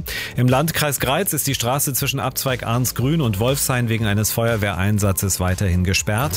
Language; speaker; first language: German; native; German